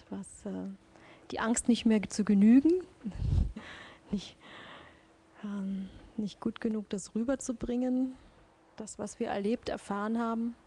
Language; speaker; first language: German; native; German